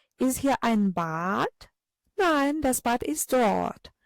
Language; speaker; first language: German; non-native, fluent; Ukrainian